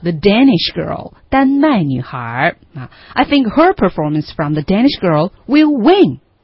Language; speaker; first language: English; non-native, fluent; Chinese